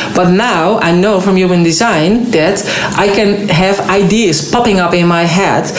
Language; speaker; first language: English; non-native, fluent; Dutch